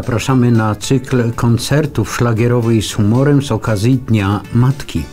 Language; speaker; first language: Polish; native; Polish